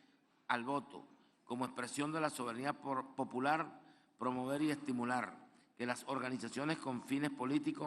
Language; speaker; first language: Spanish; native; Spanish